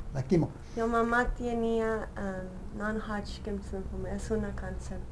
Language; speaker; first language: Spanish; early bilingual, heritage; Spanish